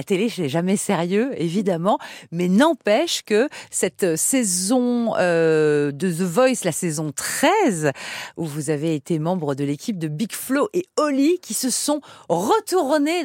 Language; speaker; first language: French; native; French